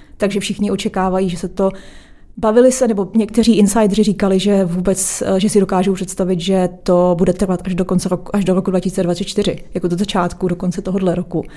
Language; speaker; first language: Czech; native; Czech